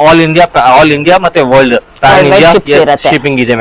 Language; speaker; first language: Kannada; non-native, local second language; Telugu